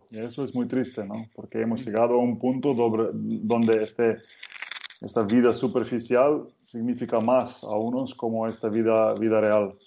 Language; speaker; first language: Spanish; non-native, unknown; Slovenian